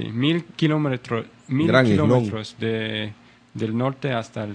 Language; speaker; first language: Spanish; non-native, learner; English